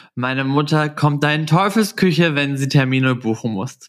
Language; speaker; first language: German; native; German